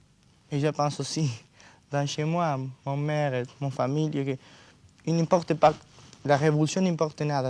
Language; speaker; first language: French; non-native, learner; Spanish